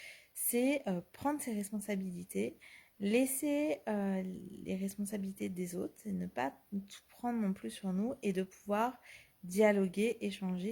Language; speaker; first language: French; native; French